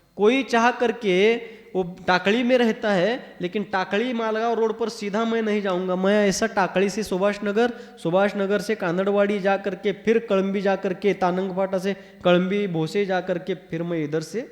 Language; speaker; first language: Hindi; non-native, local second language; Marathi